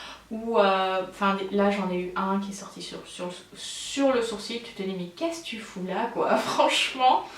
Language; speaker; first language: French; native; French